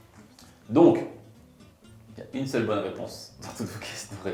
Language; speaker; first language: French; native; French